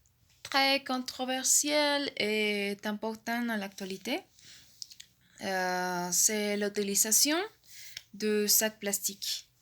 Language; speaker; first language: French; non-native, learner; Spanish